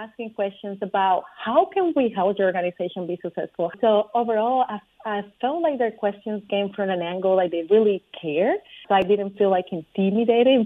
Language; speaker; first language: English; non-native, fluent; Spanish